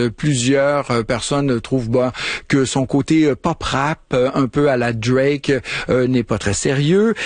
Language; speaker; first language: French; native; French